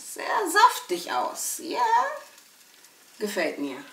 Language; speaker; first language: German; non-native, fluent; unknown